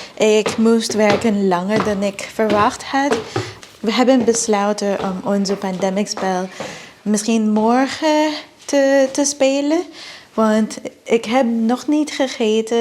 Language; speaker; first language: Dutch; non-native, fluent; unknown